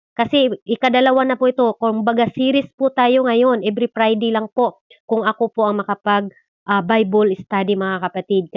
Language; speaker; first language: Filipino; non-native, local second language; Cebuano